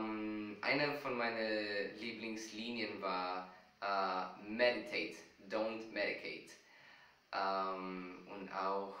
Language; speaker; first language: German; non-native, fluent; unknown